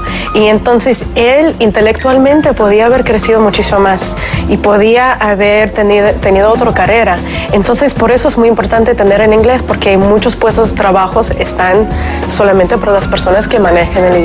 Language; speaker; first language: Spanish; non-native, fluent; Russian